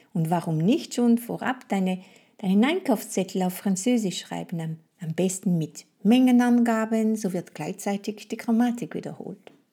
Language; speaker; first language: German; non-native, fluent; French